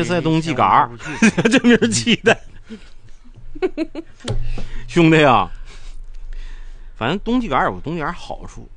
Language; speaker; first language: Chinese; native; Chinese